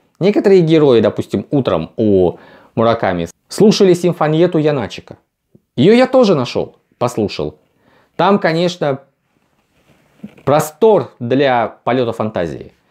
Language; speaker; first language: Russian; native; Russian